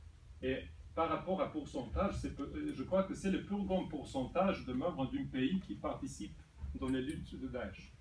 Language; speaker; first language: French; non-native, fluent; Serbian